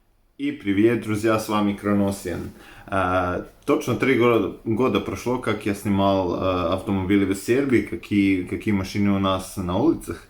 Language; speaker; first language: Russian; non-native, fluent; Serbian